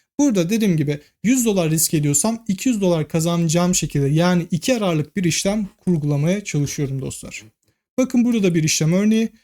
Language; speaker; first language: Turkish; native; Turkish